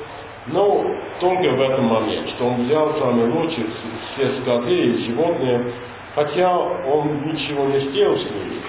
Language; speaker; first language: Russian; non-native, learner; English